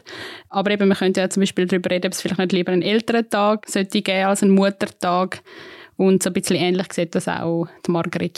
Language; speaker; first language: German; native; German